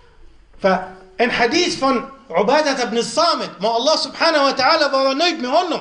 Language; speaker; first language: Swedish; non-native, local second language; Arabic